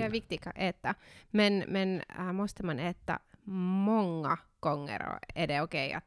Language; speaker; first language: Swedish; non-native, local second language; Finnish